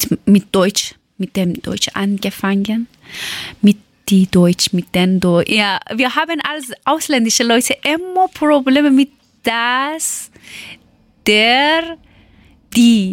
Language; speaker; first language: German; non-native, learner; Persian